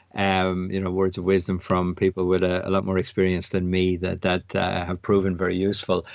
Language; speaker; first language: English; native; English